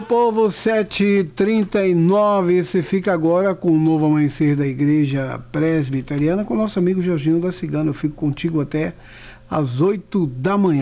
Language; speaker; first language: Portuguese; native; Portuguese